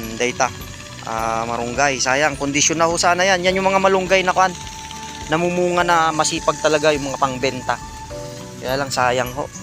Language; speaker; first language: Filipino; non-native, local second language; Iloko